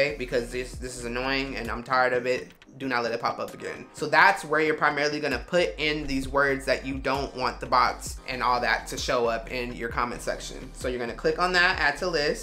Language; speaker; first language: English; native; English